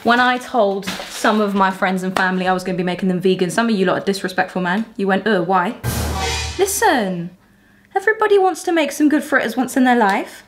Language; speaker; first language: English; early bilingual, other home language; French